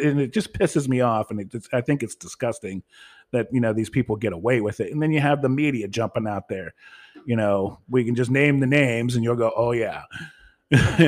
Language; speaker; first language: English; native; English